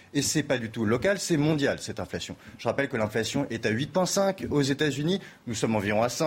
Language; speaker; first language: French; native; French